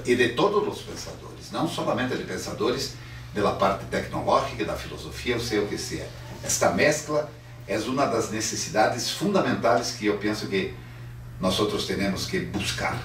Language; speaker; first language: Spanish; non-native, fluent; Portuguese